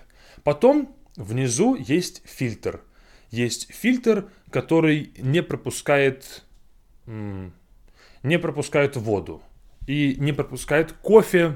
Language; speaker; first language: Russian; non-native, fluent; English